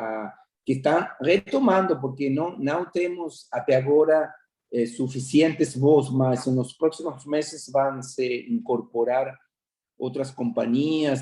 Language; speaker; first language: Portuguese; non-native, fluent; Spanish